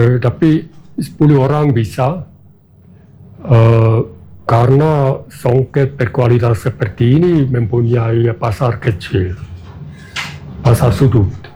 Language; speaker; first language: Indonesian; non-native, fluent; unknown